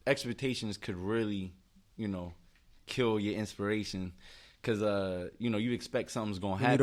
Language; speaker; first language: English; native; English